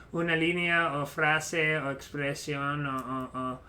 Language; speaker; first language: Spanish; non-native, learner; English